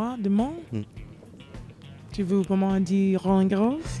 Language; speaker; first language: French; non-native, learner; English